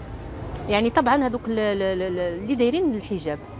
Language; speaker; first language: Arabic; native; Arabic